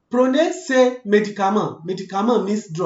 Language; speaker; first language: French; non-native, fluent; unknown